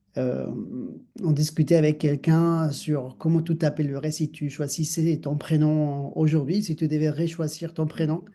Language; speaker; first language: French; non-native, fluent; Spanish